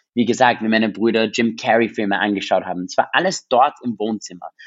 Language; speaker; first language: German; non-native, local second language; English